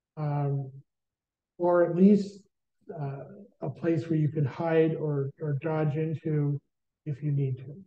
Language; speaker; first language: English; native; English